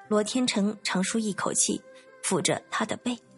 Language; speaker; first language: Chinese; native; Chinese